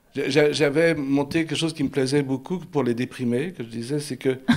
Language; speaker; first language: French; native; French